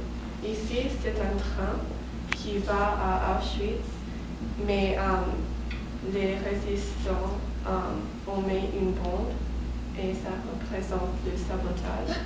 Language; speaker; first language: French; non-native, learner; English